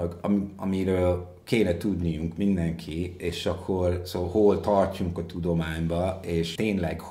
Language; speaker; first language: Hungarian; non-native, fluent; English